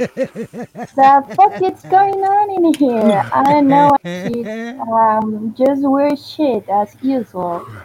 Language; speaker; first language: English; non-native, fluent; Spanish